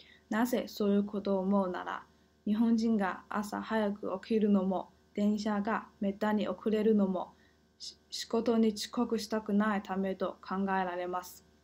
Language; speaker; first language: Japanese; non-native, learner; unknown